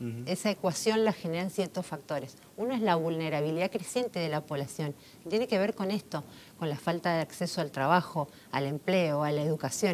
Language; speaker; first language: Spanish; native; Spanish